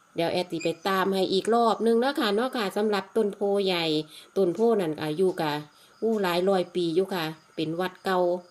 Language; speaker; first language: Thai; native; Thai